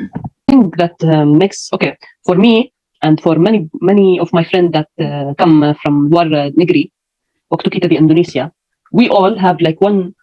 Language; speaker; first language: English; non-native, fluent; Arabic